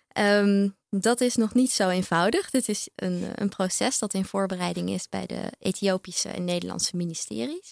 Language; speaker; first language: Dutch; native; Dutch